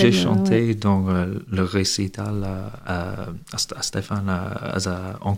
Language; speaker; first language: French; non-native, learner; English